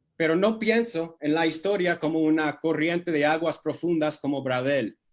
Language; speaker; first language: Spanish; non-native, fluent; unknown